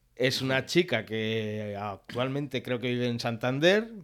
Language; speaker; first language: Spanish; non-native, local second language; Catalan